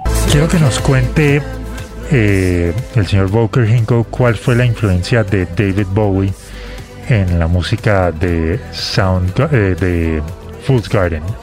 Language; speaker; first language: Spanish; native; Spanish